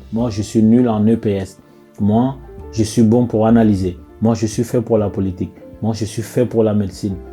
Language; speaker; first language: French; non-native, local second language; Bambara